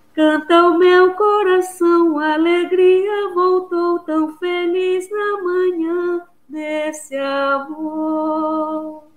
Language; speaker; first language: Portuguese; native; Portuguese